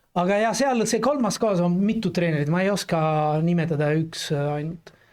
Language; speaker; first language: Estonian; non-native, fluent; Italian